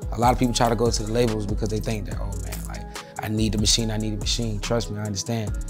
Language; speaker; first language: English; native; English